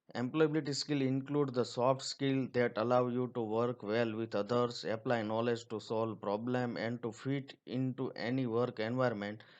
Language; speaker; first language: English; non-native, local second language; Gujarati